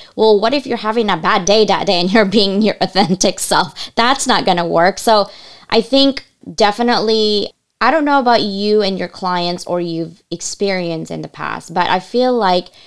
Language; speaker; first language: English; early bilingual, other home language; Cebuano